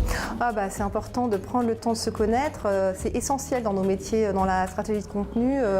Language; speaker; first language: French; native; French